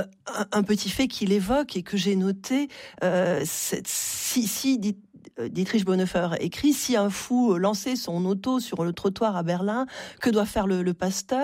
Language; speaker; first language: French; native; French